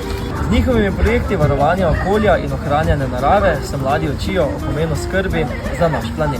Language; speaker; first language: Slovenian; native; Slovenian